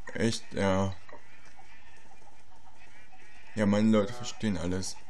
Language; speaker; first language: German; native; German